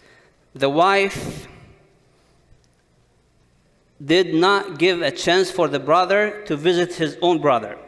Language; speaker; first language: English; non-native, fluent; Arabic